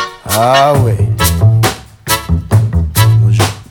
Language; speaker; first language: French; non-native, learner; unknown